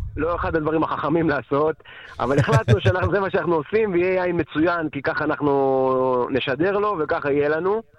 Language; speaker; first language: Hebrew; native; Hebrew